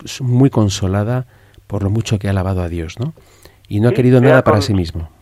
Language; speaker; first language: Spanish; native; Spanish